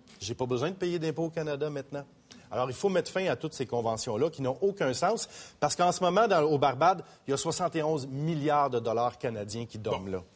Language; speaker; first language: French; native; French